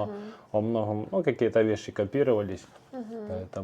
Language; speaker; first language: Russian; native; Russian